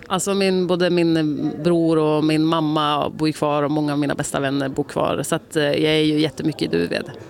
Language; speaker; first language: Swedish; native; Swedish